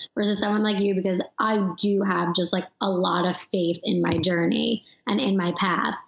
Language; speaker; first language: English; native; English